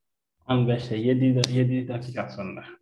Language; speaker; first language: Turkish; non-native, learner; French